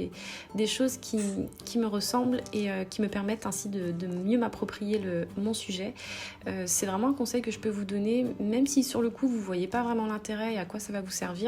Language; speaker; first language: French; native; French